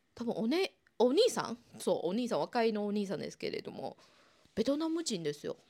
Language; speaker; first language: Japanese; non-native, fluent; Chinese